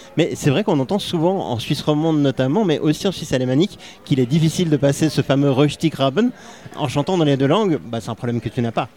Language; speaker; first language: French; native; French